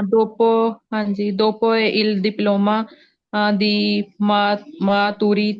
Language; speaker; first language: Italian; non-native, learner; Hindi